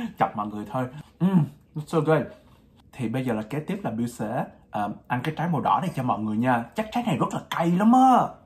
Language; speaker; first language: Vietnamese; early bilingual, heritage; Vietnamese